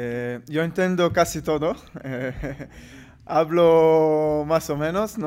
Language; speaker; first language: Spanish; non-native, learner; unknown